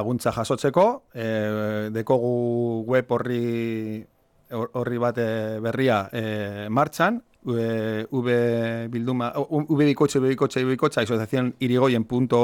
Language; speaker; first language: Basque; non-native, local second language; Spanish